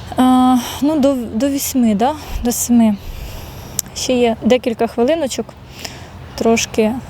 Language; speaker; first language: Ukrainian; native; Ukrainian